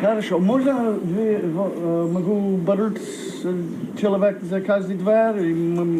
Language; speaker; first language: Russian; non-native, learner; English